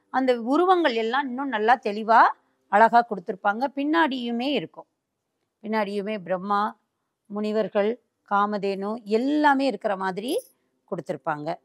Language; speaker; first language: Tamil; native; Tamil